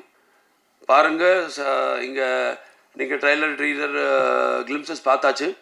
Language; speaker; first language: Tamil; non-native, local second language; Telugu